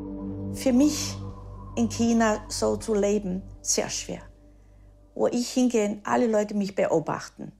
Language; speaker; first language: German; early bilingual, heritage; German